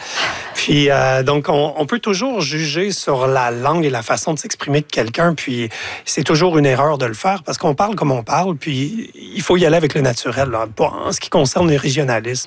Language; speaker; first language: French; native; French